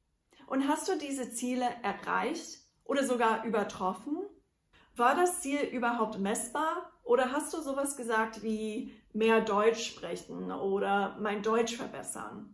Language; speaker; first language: German; non-native, fluent; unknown